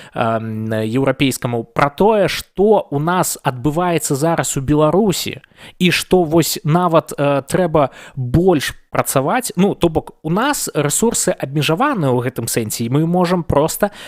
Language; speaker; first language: Belarusian; non-native, local second language; Russian